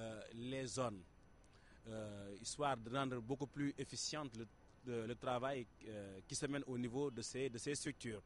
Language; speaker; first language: French; non-native, local second language; Wolof